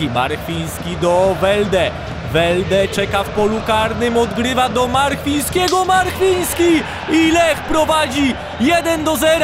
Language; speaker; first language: Polish; native; Polish